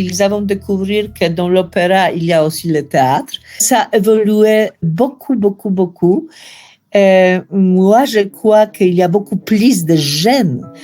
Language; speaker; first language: French; non-native, fluent; Polish